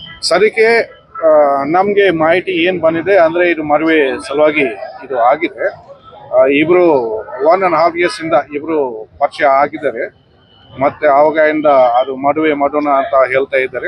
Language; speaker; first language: Kannada; non-native, fluent; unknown